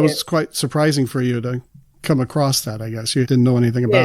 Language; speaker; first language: English; native; English